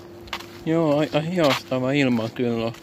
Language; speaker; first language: Finnish; native; Finnish